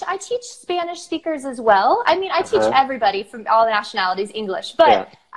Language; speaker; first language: English; native; English